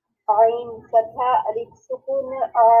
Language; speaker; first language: Arabic; non-native, learner; Bangla